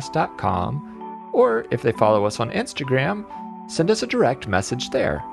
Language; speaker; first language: English; native; English